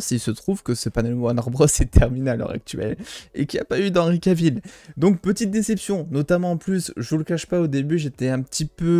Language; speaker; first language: French; native; French